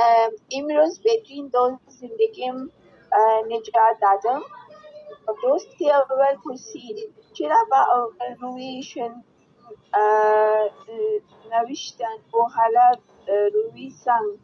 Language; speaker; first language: Persian; non-native, learner; Urdu